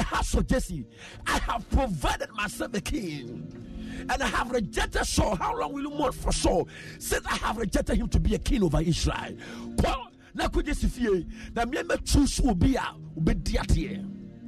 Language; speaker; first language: English; non-native, local second language; Akan